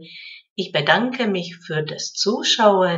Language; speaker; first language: German; non-native, fluent; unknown